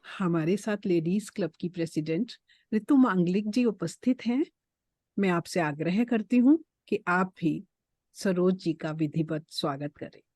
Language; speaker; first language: Hindi; native; Hindi